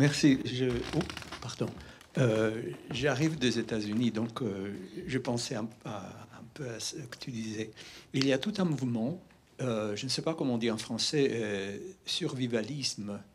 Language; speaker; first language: French; non-native, fluent; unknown